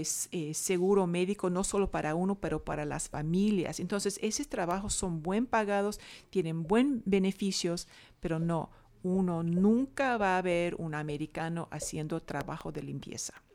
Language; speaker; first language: Spanish; non-native, fluent; English